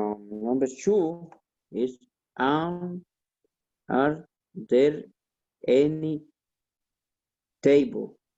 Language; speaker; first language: English; non-native, learner; Spanish